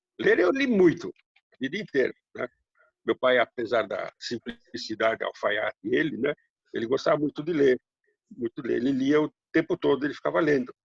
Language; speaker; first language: Portuguese; early bilingual, other home language; Hungarian